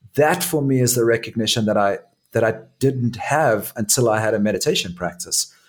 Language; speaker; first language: English; native; English